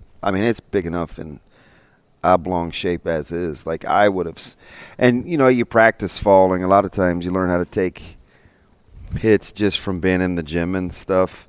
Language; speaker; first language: English; native; English